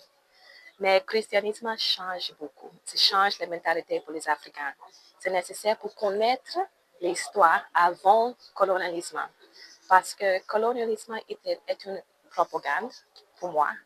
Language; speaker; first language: French; non-native, learner; English